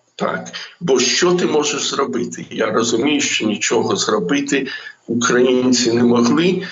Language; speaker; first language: Ukrainian; non-native, local second language; Russian